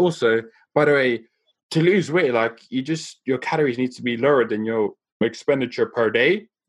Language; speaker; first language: English; non-native, local second language; Afrikaans